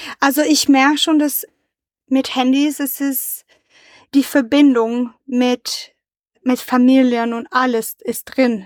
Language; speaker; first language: German; non-native, learner; French